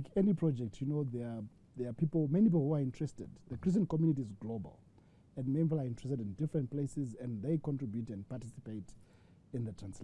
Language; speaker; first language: English; non-native, local second language; Shona